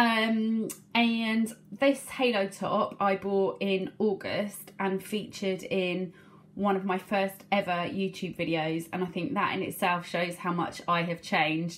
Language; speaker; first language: English; native; English